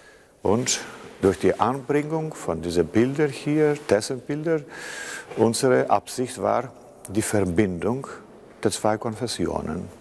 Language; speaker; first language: German; non-native, fluent; Greek